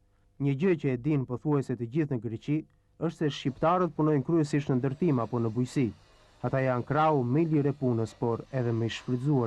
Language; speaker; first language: Albanian; native; Albanian